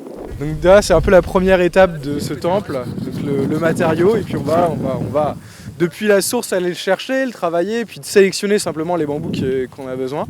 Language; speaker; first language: French; native; French